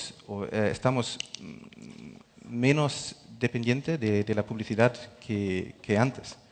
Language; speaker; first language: Spanish; non-native, fluent; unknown